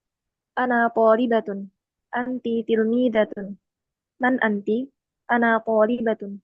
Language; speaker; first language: Arabic; non-native, learner; Indonesian